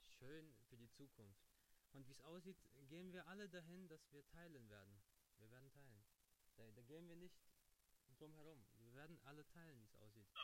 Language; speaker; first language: German; early bilingual, other home language; Russian